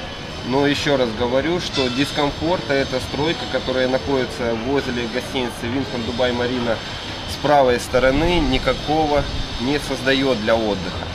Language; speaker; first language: Russian; native; Russian